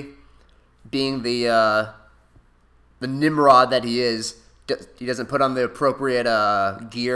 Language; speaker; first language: English; native; English